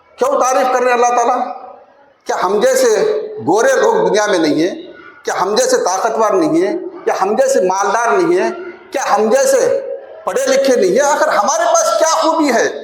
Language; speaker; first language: Urdu; non-native, local second language; Telugu